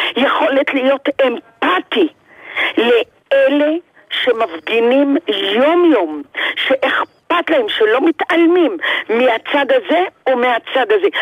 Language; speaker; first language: Hebrew; early bilingual, other home language; Arabic